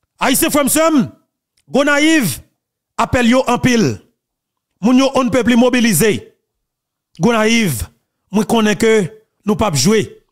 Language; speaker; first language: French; non-native, local second language; Haitian Creole